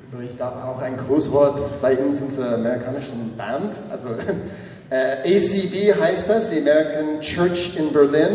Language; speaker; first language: German; non-native, fluent; English